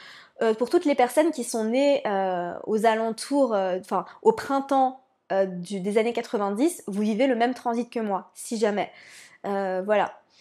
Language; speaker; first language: French; native; French